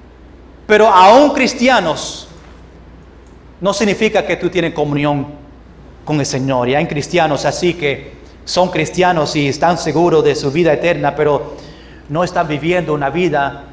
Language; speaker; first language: Spanish; non-native, fluent; English